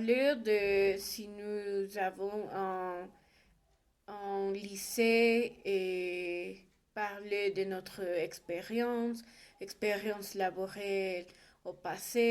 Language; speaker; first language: French; non-native, learner; Spanish